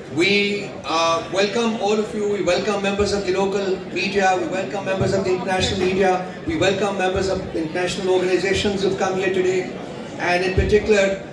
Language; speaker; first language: English; non-native, local second language; Urdu